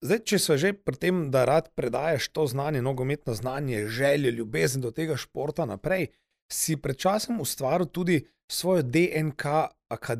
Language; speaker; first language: Slovenian; native; Slovenian